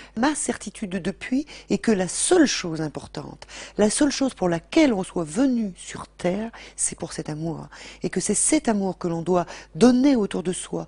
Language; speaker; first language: French; native; French